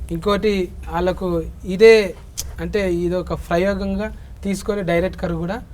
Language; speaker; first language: Telugu; native; Telugu